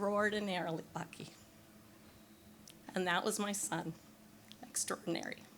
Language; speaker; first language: English; native; English